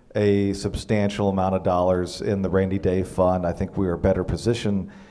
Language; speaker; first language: English; native; English